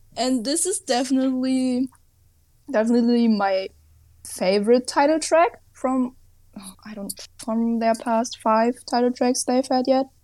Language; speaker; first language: English; non-native, fluent; German